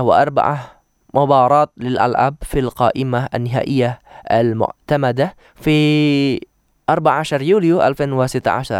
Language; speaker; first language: Arabic; non-native, fluent; Indonesian